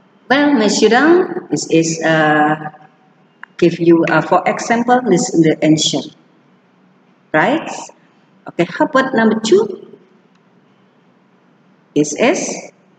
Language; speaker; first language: English; non-native, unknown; Indonesian